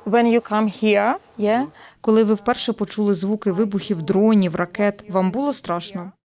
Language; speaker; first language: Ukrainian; native; Ukrainian